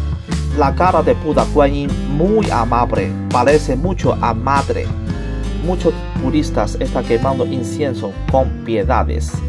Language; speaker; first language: Spanish; non-native, learner; Chinese